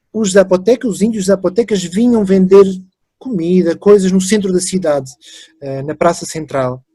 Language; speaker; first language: Portuguese; early bilingual, other home language; French